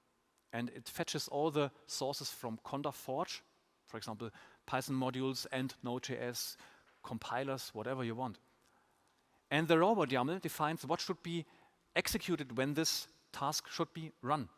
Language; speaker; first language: English; non-native, fluent; German